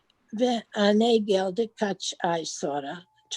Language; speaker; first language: Turkish; non-native, learner; English